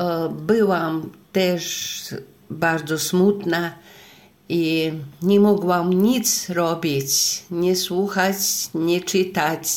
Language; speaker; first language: Polish; non-native, learner; Russian